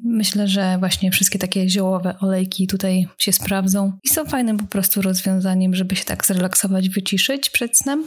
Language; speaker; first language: Polish; native; Polish